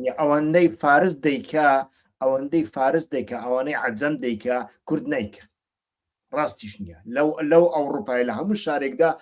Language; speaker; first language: Central Kurdish; native; Central Kurdish